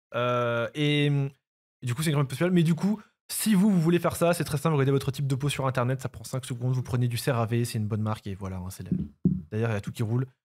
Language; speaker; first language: French; native; French